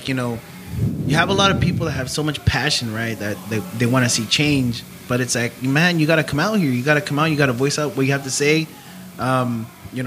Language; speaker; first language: English; native; English